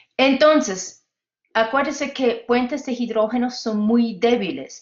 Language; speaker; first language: Spanish; non-native, fluent; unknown